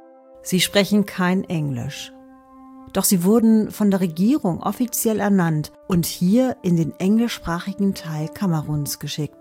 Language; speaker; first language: German; native; German